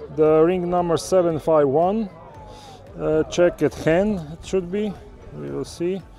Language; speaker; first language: English; non-native, fluent; Slovenian